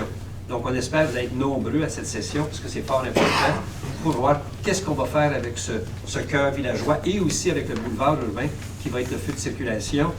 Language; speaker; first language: French; native; French